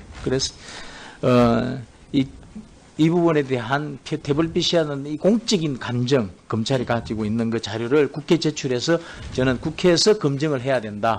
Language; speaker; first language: Korean; native; Korean